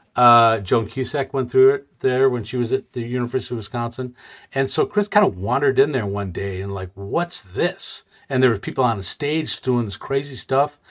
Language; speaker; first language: English; native; English